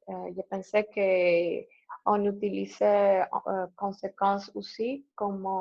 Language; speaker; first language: French; non-native, learner; Spanish